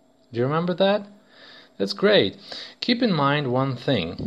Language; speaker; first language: English; non-native, fluent; Russian